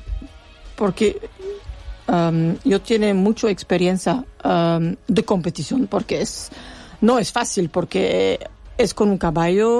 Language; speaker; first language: Spanish; non-native, learner; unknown